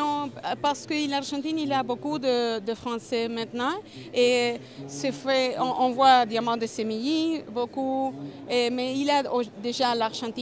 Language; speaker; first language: French; non-native, learner; Spanish